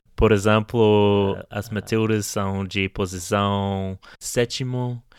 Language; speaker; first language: Portuguese; non-native, fluent; English